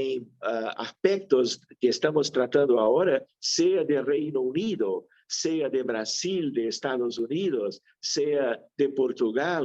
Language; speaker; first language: Spanish; non-native, fluent; Portuguese